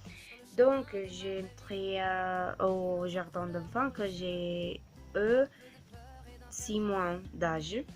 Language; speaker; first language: French; non-native, learner; Spanish